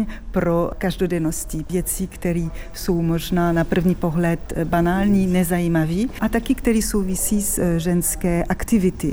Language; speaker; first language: Czech; non-native, fluent; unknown